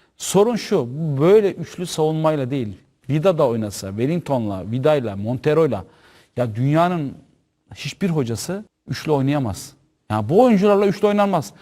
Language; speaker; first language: Turkish; native; Turkish